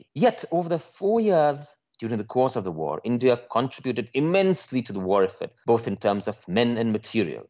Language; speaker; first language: English; non-native, local second language; Nepali